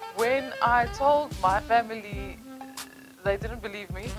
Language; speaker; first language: English; native; English